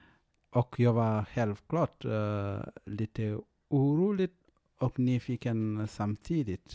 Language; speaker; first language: Swedish; non-native, fluent; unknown